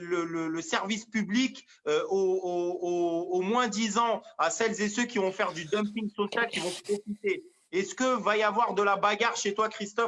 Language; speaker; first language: French; native; French